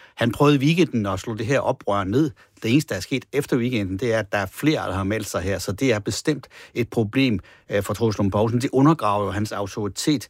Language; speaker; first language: Danish; native; Danish